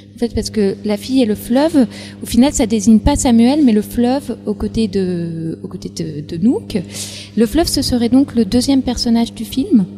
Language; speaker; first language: French; native; French